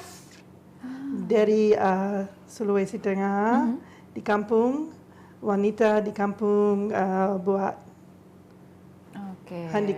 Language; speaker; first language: Indonesian; non-native, learner; English